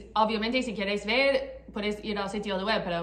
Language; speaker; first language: Spanish; non-native, learner; English